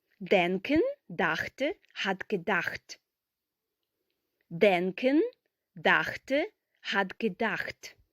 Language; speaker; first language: German; non-native, fluent; Ukrainian